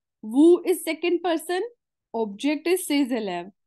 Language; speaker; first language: French; non-native, fluent; Hindi